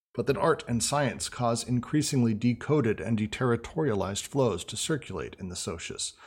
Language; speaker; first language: English; native; English